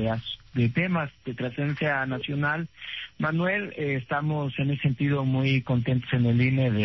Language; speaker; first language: Spanish; native; Spanish